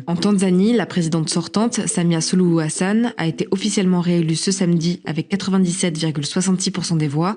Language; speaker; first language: French; native; French